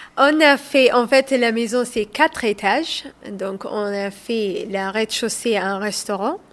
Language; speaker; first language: French; non-native, learner; Somali